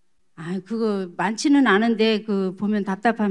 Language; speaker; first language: Korean; native; Korean